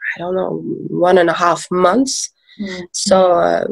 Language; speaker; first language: English; early bilingual, other home language; Persian